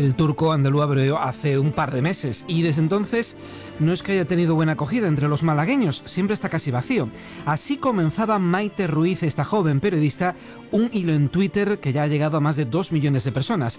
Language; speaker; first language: Spanish; native; Spanish